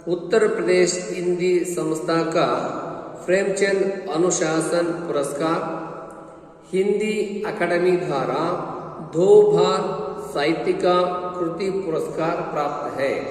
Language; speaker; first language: Hindi; non-native, local second language; Kannada